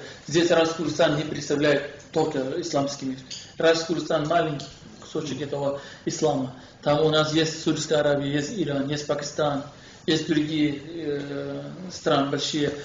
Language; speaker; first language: Russian; non-native, fluent; Kurdish